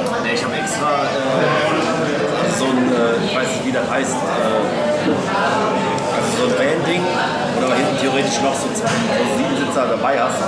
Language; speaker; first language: German; native; German